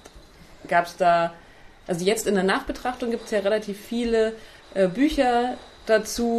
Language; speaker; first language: German; native; German